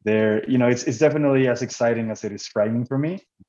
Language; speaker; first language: English; non-native, fluent; Spanish